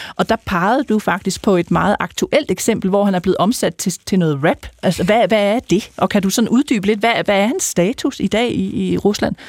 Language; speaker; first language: Danish; native; Danish